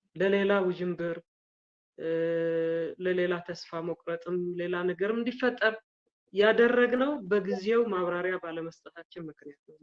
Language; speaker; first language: Amharic; non-native, local second language; Tigrinya